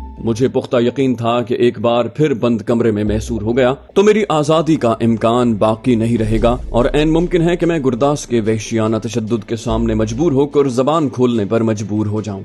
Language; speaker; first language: Urdu; native; Urdu